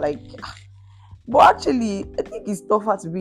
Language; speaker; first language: English; non-native, local second language; Yoruba